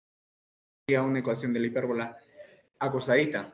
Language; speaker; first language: Spanish; native; Spanish